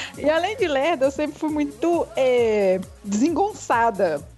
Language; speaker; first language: Portuguese; native; Portuguese